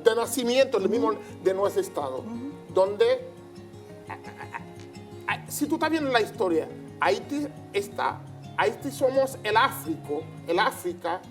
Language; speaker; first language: Spanish; non-native, learner; Haitian Creole